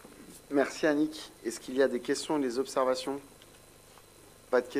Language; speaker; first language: French; native; French